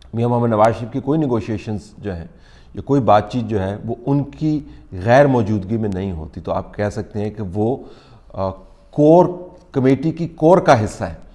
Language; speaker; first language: Urdu; native; Urdu